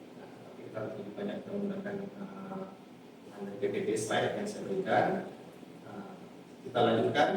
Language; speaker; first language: Indonesian; native; Indonesian